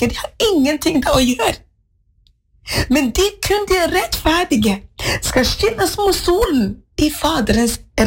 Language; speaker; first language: Swedish; non-native, learner; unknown